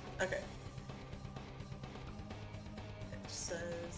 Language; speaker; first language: English; native; English